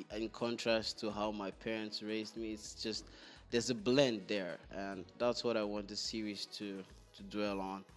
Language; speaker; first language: English; non-native, local second language; Igbo